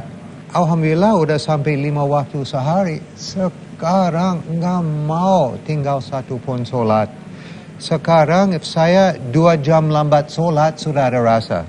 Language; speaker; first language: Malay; non-native, fluent; English